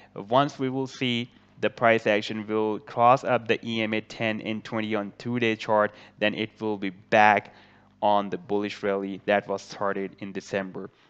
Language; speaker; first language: English; non-native, local second language; Urdu